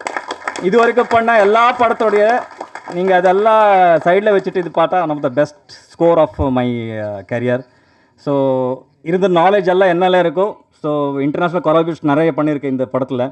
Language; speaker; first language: Tamil; non-native, learner; Kannada